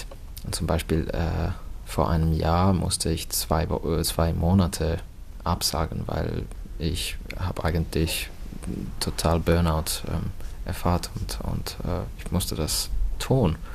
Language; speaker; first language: German; non-native, learner; Finnish